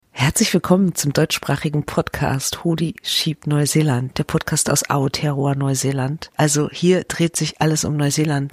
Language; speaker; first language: German; native; German